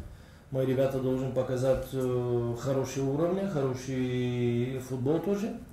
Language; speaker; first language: Russian; non-native, learner; Bulgarian